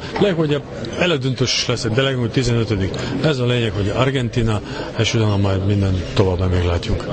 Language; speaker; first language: Hungarian; non-native, learner; Serbian